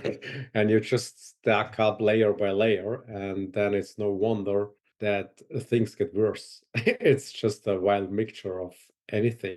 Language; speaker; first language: English; non-native, fluent; German